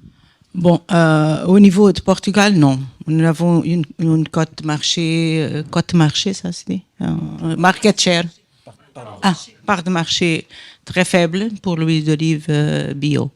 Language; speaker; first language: French; non-native, fluent; Portuguese